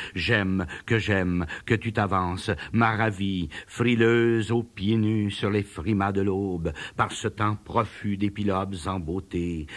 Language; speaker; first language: French; native; French